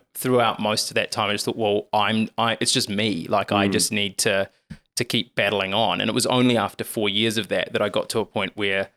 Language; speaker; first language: English; native; English